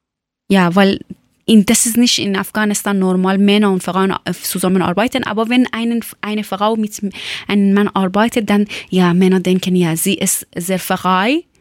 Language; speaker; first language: German; non-native, learner; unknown